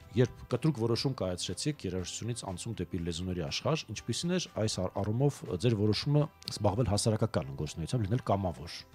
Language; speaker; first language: Armenian; native; Armenian